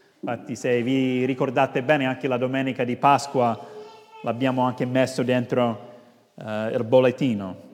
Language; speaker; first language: Italian; non-native, fluent; English